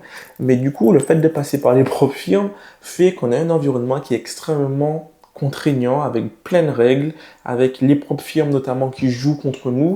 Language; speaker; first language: French; native; French